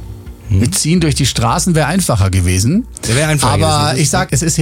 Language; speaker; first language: German; native; German